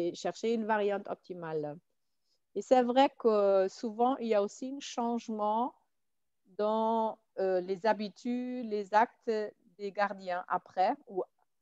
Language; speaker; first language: French; non-native, fluent; German